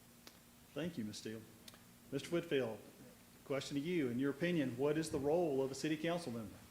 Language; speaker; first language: English; native; English